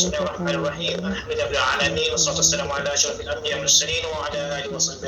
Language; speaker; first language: Malay; native; Malay